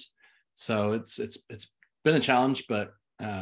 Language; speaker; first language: English; native; English